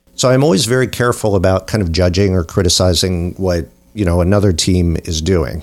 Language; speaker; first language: English; native; English